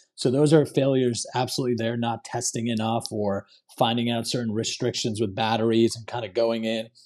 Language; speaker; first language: English; non-native, local second language; Cantonese